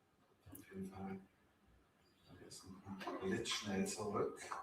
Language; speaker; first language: German; native; German